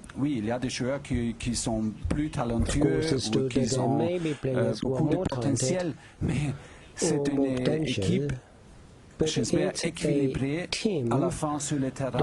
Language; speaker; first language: French; non-native, fluent; German